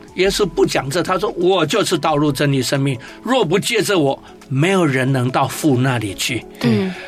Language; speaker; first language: Chinese; native; Chinese